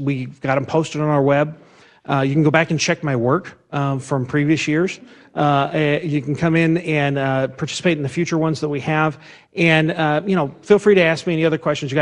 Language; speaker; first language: English; native; English